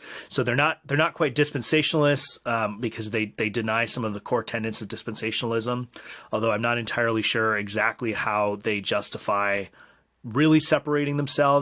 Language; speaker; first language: English; native; English